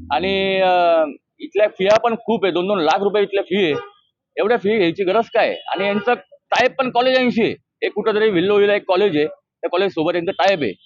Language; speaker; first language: Marathi; native; Marathi